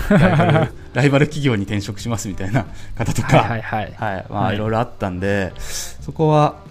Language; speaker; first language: Japanese; native; Japanese